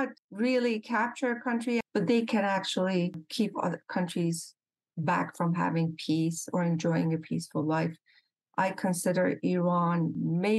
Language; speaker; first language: English; non-native, fluent; Persian